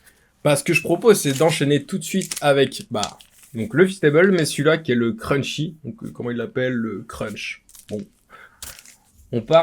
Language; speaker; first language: French; native; French